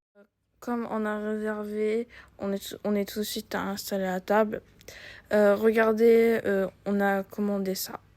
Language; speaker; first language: French; non-native, learner; Japanese